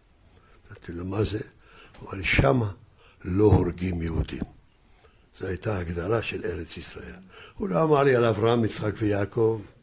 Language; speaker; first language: Hebrew; early bilingual, other home language; Yiddish